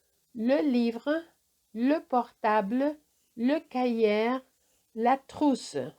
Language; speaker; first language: French; non-native, fluent; Spanish